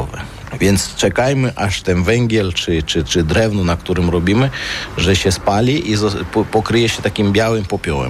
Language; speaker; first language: Polish; non-native, fluent; Armenian